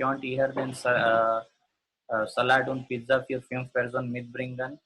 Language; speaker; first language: German; non-native, fluent; Gujarati